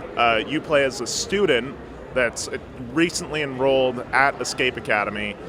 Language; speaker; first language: English; native; English